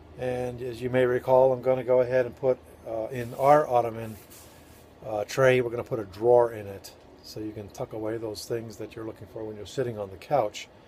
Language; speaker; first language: English; native; English